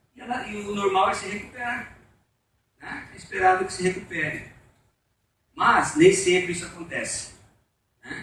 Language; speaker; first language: Portuguese; native; Portuguese